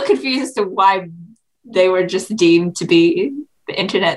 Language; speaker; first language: English; native; English